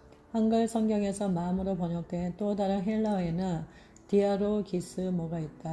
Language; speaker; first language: Korean; native; Korean